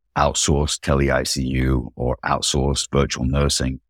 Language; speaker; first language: English; native; English